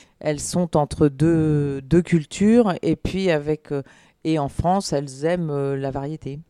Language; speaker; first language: French; native; French